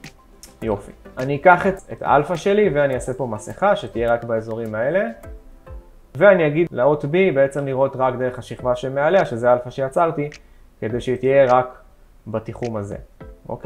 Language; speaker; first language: Hebrew; native; Hebrew